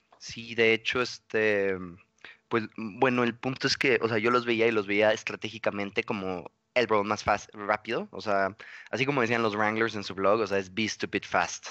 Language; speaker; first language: Spanish; native; Spanish